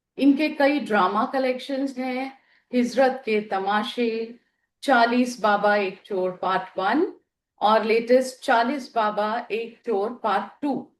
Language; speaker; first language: Hindi; native; Hindi